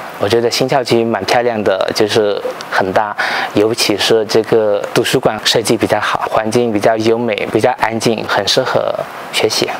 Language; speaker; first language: Chinese; non-native, fluent; Burmese